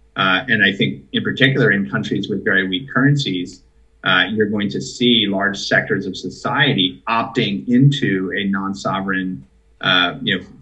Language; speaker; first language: English; native; English